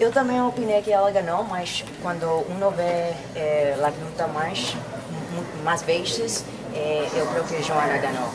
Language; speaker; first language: Portuguese; non-native, learner; Spanish